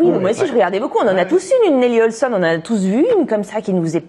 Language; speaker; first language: French; native; French